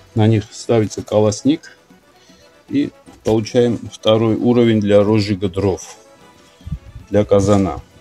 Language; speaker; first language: Russian; non-native, local second language; Georgian